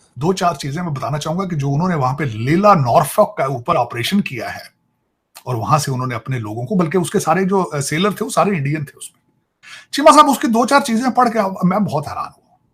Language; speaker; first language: Urdu; non-native, local second language; Punjabi